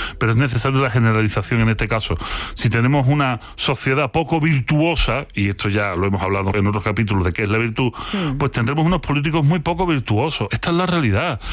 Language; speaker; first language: Spanish; native; Spanish